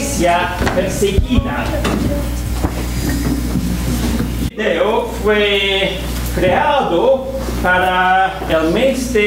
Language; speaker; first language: Spanish; non-native, fluent; English